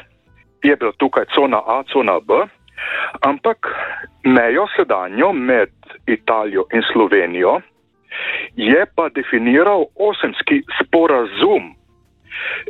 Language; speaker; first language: Slovenian; native; Slovenian